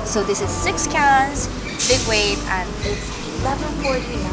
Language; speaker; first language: English; non-native, fluent; Japanese